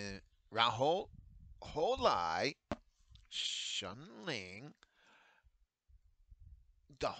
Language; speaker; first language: Chinese; non-native, fluent; English